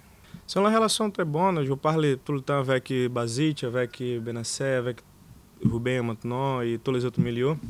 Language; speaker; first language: French; non-native, learner; Portuguese